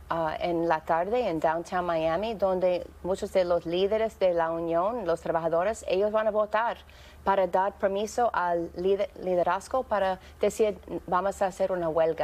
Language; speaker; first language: Spanish; non-native, fluent; English